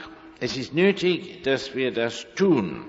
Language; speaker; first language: German; non-native, fluent; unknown